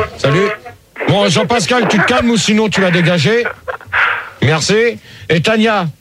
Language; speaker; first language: French; native; French